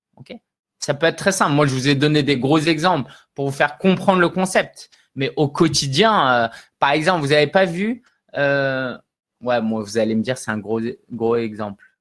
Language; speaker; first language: French; native; French